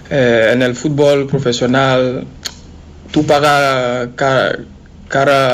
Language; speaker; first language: Spanish; non-native, fluent; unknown